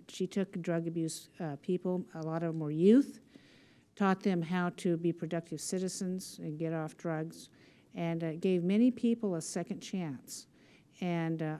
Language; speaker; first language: English; native; English